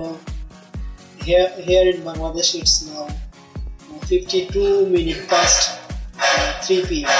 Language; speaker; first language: English; non-native, learner; Bangla